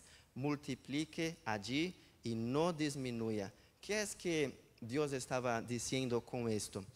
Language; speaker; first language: Spanish; non-native, fluent; Portuguese